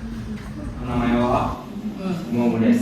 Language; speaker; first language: Japanese; non-native, learner; Indonesian